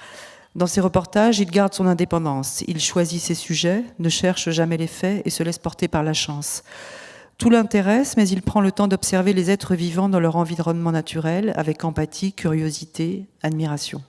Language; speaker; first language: French; native; French